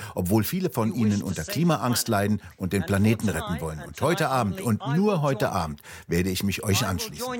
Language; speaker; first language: German; non-native, fluent; Russian